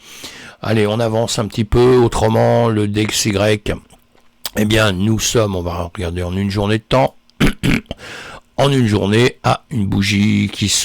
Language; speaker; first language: French; native; French